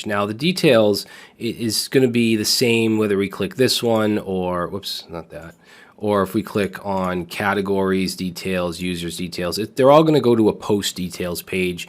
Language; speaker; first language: English; native; English